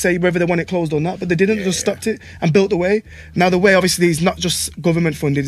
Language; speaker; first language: English; native; English